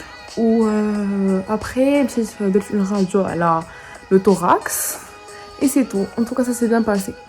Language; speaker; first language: French; non-native, local second language; Arabic